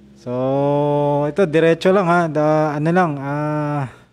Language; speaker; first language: Filipino; non-native, local second language; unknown